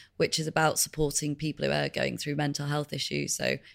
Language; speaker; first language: English; native; English